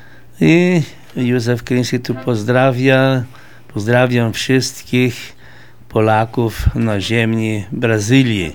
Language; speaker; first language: Polish; early bilingual, heritage; Polish